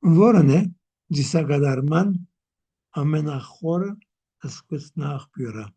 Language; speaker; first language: Armenian; native; Armenian